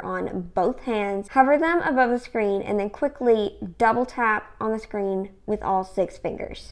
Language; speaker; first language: English; native; English